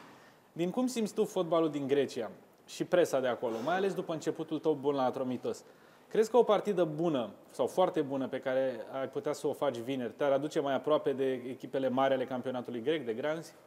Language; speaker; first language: Romanian; native; Romanian